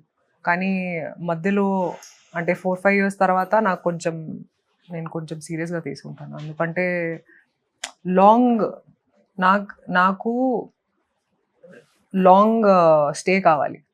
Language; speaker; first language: Telugu; non-native, local second language; Hindi